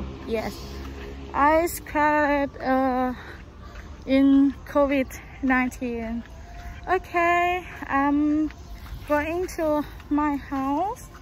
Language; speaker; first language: English; non-native, learner; Thai